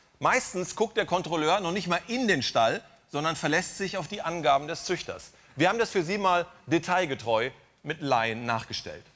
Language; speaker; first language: German; native; German